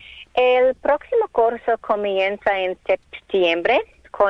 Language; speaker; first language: Spanish; non-native, learner; English